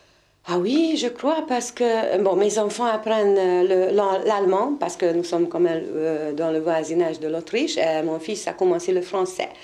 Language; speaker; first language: French; non-native, fluent; Hungarian